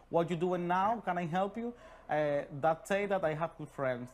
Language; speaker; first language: English; non-native, learner; Spanish